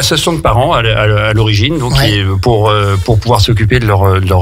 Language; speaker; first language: French; native; French